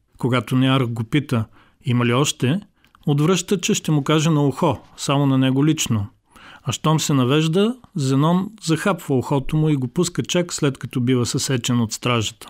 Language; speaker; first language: Bulgarian; native; Bulgarian